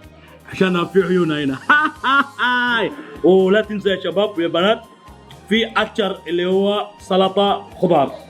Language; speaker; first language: Arabic; native; Arabic